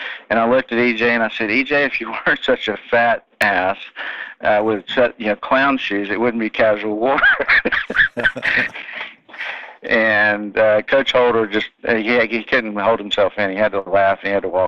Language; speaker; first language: English; native; English